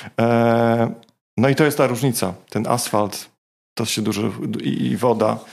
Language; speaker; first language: Polish; native; Polish